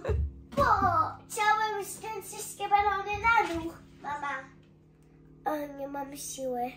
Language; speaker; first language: Polish; early bilingual, heritage; Polish